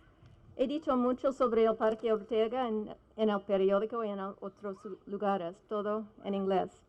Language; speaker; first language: Spanish; non-native, fluent; English